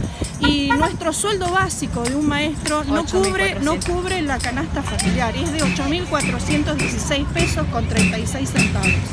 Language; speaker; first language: Spanish; native; Spanish